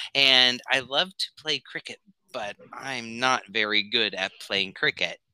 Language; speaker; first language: English; native; English